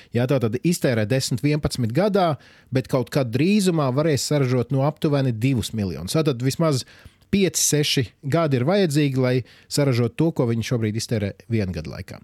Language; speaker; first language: Latvian; native; Latvian